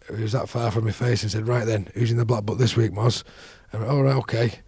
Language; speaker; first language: English; native; English